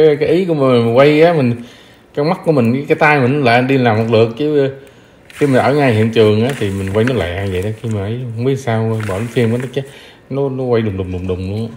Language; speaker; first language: Vietnamese; native; Vietnamese